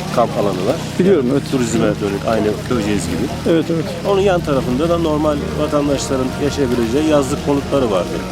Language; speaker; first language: Turkish; native; Turkish